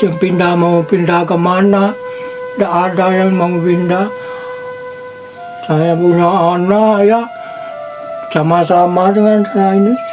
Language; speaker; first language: Indonesian; non-native, local second language; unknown